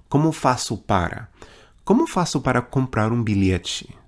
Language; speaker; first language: Portuguese; non-native, fluent; English